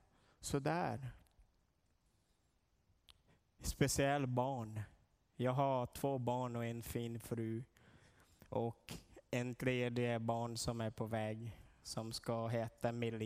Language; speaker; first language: Swedish; non-native, learner; Portuguese